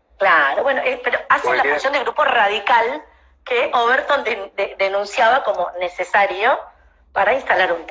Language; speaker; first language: Spanish; native; Spanish